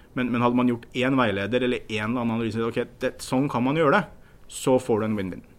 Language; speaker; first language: Norwegian; native; Norwegian